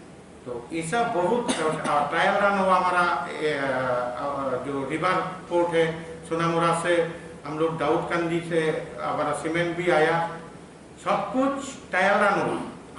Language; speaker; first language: Hindi; non-native, local second language; Bangla